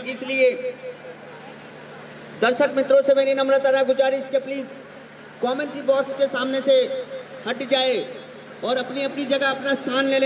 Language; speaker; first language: Hindi; non-native, local second language; Gujarati